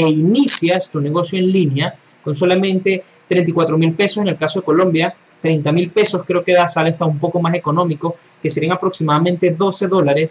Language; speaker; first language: Spanish; native; Spanish